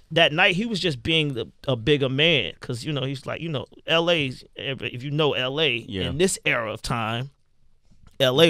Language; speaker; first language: English; native; English